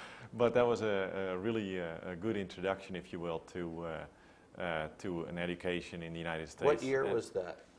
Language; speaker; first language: English; non-native, fluent; Dutch